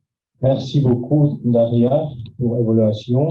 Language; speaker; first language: French; non-native, fluent; Russian